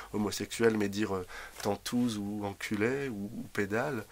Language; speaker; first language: French; native; French